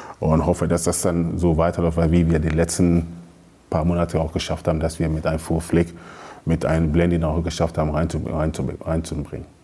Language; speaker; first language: German; early bilingual, other home language; Akan